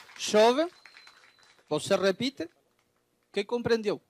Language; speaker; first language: Portuguese; non-native, learner; Spanish